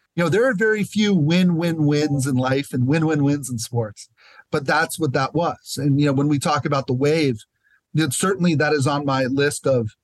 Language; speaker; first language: English; native; English